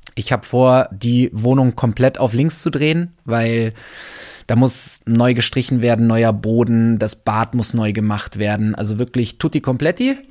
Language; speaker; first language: German; native; German